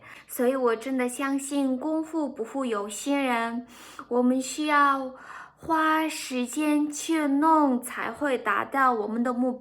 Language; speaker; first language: Chinese; non-native, fluent; Mongolian